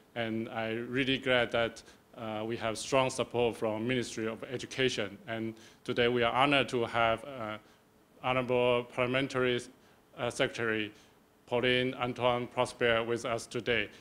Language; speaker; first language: English; non-native, fluent; Chinese